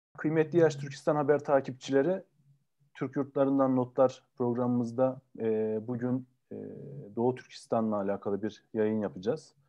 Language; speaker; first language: Turkish; native; Turkish